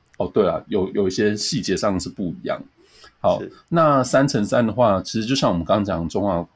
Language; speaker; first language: Chinese; native; Chinese